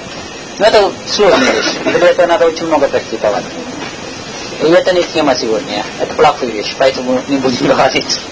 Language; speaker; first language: Russian; non-native, learner; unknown